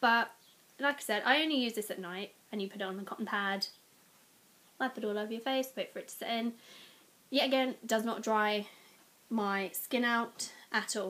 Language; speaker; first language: English; native; English